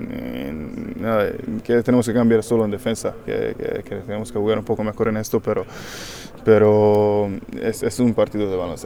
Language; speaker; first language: Spanish; non-native, learner; Hungarian